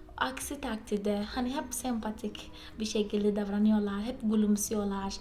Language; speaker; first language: Turkish; non-native, fluent; Portuguese